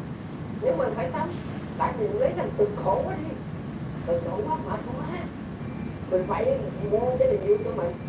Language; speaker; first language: Vietnamese; native; Vietnamese